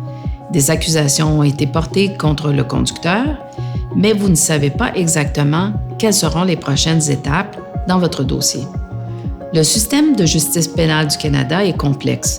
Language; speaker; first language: French; native; French